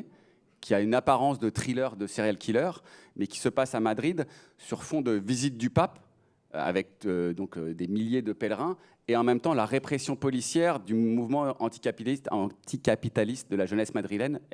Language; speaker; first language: French; native; French